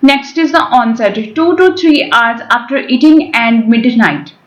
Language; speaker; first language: English; non-native, local second language; Punjabi